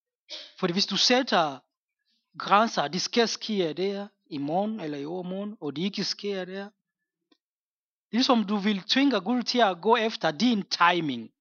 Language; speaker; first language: Danish; non-native, fluent; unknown